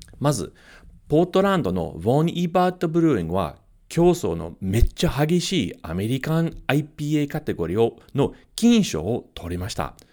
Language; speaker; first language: Japanese; non-native, fluent; English